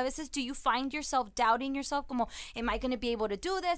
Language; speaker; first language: English; early bilingual, other home language; Spanish